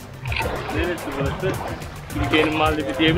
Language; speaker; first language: Turkish; native; Turkish